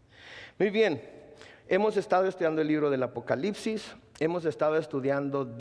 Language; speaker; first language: Spanish; native; Spanish